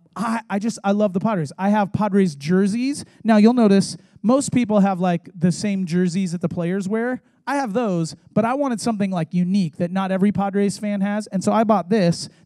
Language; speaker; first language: English; native; English